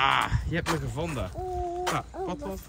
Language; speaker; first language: Dutch; native; Dutch